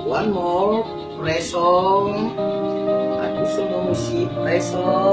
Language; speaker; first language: English; non-native, learner; Indonesian